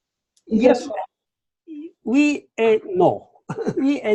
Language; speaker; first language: French; non-native, learner; English